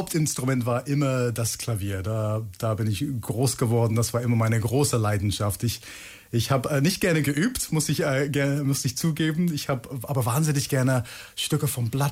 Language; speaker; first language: German; non-native, fluent; English